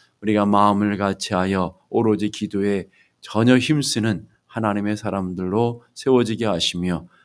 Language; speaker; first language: Korean; native; Korean